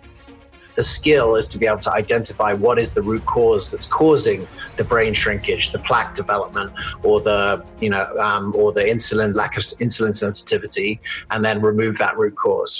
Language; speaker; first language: English; native; English